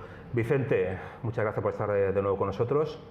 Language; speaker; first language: Spanish; native; Spanish